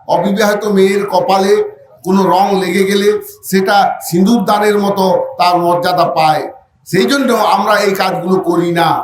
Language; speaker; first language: Bangla; non-native, local second language; Santali